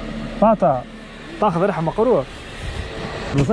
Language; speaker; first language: Arabic; native; Arabic